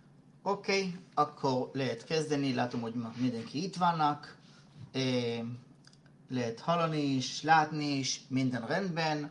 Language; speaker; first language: Hungarian; non-native, fluent; Hebrew